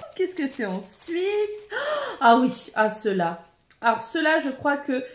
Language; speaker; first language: French; native; French